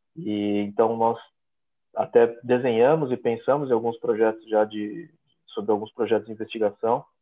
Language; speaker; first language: Portuguese; native; Portuguese